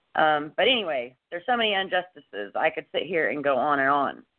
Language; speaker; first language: English; native; English